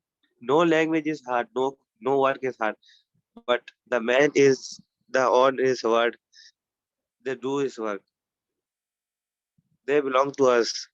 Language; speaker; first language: English; non-native, learner; Urdu